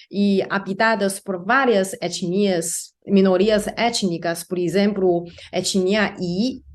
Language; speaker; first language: Portuguese; non-native, fluent; Chinese